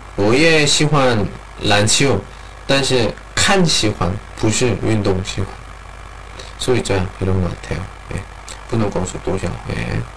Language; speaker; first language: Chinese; non-native, learner; Korean